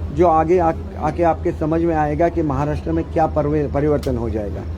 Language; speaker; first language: Hindi; non-native, local second language; Marathi